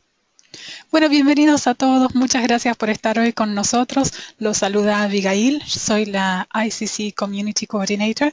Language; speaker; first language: Spanish; native; Spanish